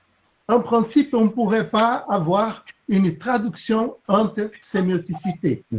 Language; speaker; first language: French; non-native, fluent; Portuguese